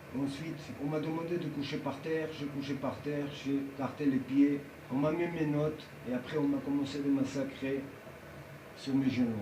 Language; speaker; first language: French; non-native, learner; Georgian